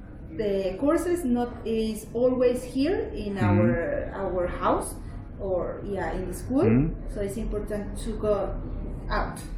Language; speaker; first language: English; non-native, learner; Spanish